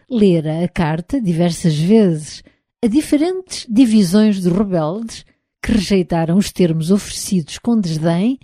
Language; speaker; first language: Portuguese; native; Portuguese